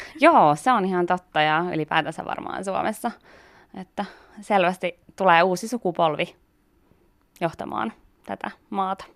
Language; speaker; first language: Finnish; native; Finnish